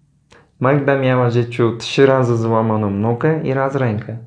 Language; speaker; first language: Polish; non-native, learner; Turkish